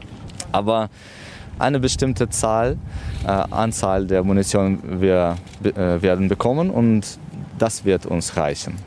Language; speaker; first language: German; non-native, fluent; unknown